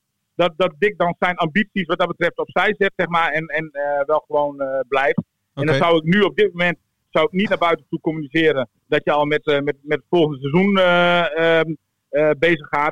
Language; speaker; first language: Dutch; native; Dutch